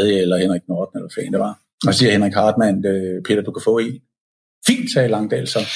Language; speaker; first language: Danish; native; Danish